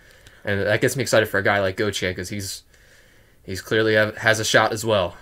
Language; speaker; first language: English; native; English